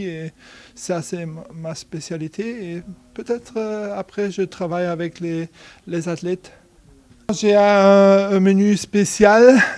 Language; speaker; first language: French; non-native, learner; German